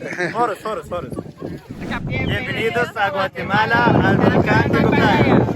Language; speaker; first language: Spanish; non-native, learner; Arabic